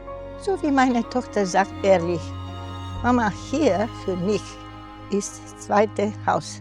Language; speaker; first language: German; non-native, fluent; Romanian